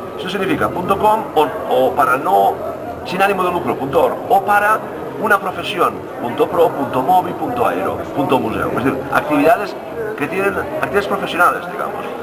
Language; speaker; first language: Spanish; non-native, local second language; Catalan